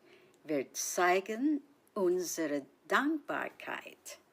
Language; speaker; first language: German; non-native, fluent; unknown